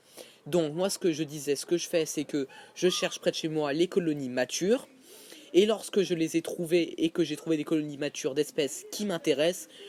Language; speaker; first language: French; native; French